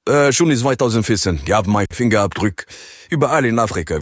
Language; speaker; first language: German; non-native, learner; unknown